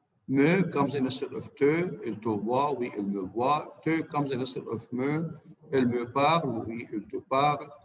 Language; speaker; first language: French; non-native, fluent; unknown